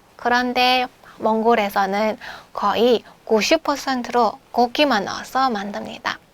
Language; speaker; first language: Korean; non-native, fluent; Mongolian